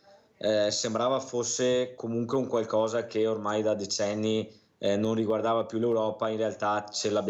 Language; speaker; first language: Italian; native; Italian